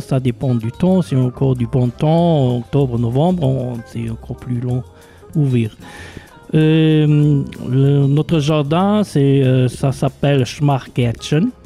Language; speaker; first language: French; non-native, local second language; Luxembourgish